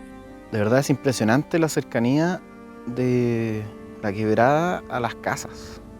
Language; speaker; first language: Spanish; native; Spanish